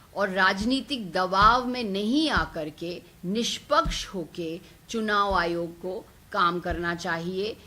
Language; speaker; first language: Hindi; non-native, local second language; Bangla